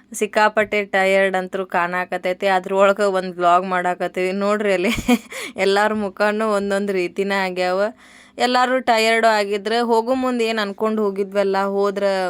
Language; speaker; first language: Kannada; native; Kannada